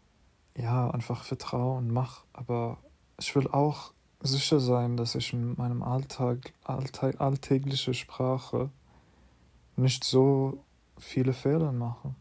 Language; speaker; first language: German; non-native, fluent; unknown